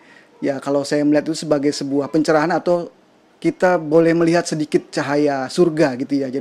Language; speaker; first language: Indonesian; native; Indonesian